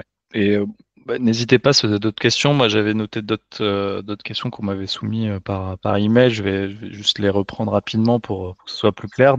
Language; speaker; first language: French; native; French